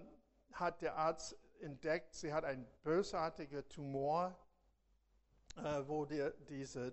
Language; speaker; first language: German; non-native, fluent; English